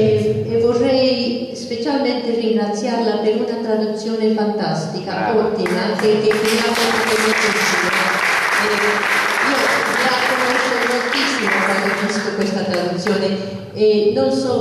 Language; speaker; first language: Italian; non-native, fluent; English